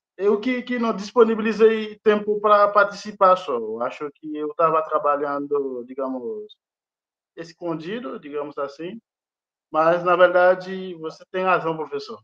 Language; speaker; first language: Portuguese; non-native, fluent; Haitian Creole